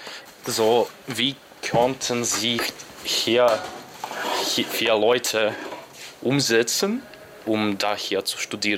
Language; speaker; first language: German; non-native, learner; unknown